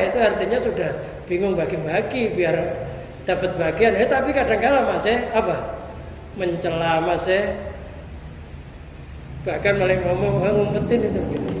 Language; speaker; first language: Indonesian; native; Indonesian